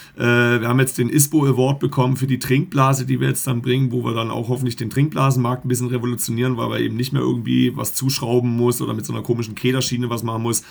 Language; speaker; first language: German; native; German